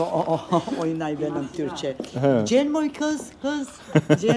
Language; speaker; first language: Turkish; non-native, learner; Albanian